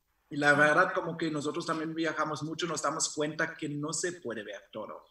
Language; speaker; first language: Spanish; non-native, fluent; German